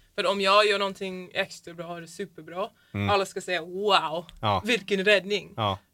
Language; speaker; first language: Swedish; non-native, fluent; English